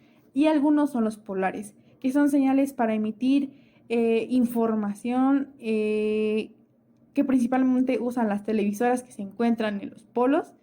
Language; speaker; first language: Spanish; native; Spanish